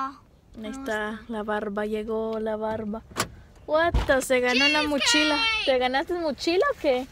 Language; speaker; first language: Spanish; early bilingual, heritage; Spanish